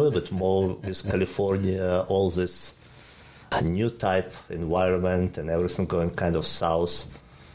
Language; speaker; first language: English; non-native, fluent; Ukrainian